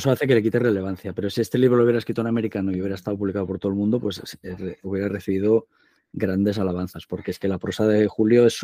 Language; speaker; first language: Spanish; native; Spanish